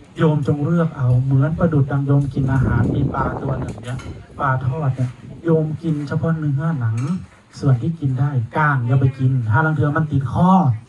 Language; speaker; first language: Thai; native; Thai